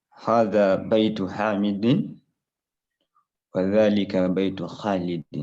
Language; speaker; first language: Arabic; non-native, learner; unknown